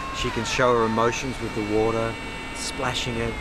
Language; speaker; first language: English; native; English